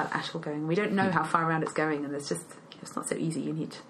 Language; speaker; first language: English; native; English